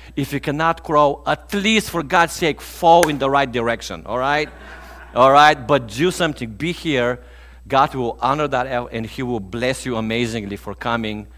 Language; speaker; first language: English; non-native, fluent; Bulgarian